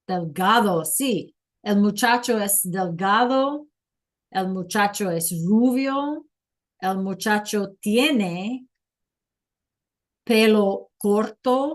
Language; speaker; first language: Spanish; non-native, learner; English